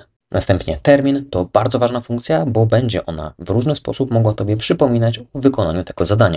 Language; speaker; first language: Polish; native; Polish